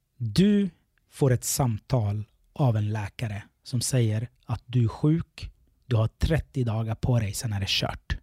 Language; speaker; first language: Swedish; early bilingual, other home language; Arabic